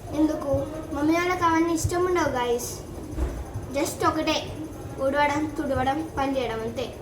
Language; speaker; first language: Telugu; non-native, local second language; Lambadi